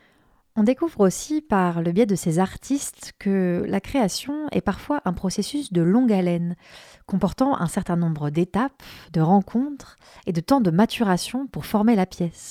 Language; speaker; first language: French; native; French